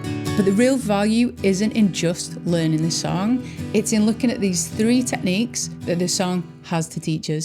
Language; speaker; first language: English; native; English